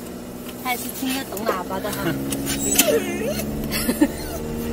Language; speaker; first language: Chinese; native; Chinese